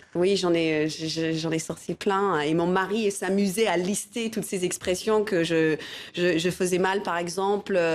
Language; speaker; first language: French; non-native, fluent; English